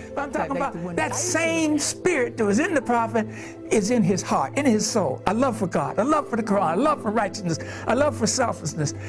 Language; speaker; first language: English; native; English